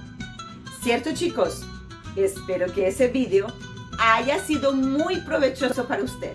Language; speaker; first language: Spanish; non-native, fluent; Portuguese